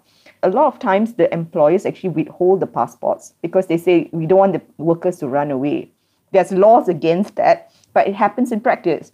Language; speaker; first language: English; non-native, local second language; Tamil